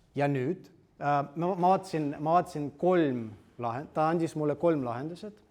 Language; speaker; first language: Estonian; non-native, fluent; Russian